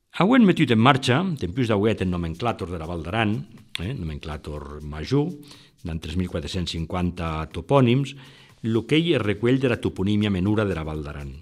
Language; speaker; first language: Catalan; non-native, local second language; Occitan